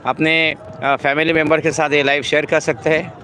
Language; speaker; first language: Hindi; non-native, local second language; Marathi